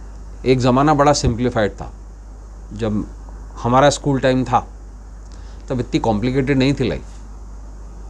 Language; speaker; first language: Hindi; native; Hindi